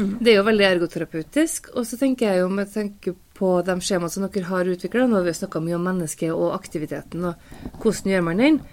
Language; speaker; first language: Norwegian; native; Norwegian